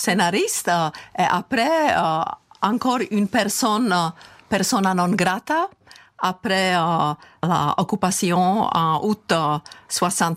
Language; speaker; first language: French; non-native, fluent; Czech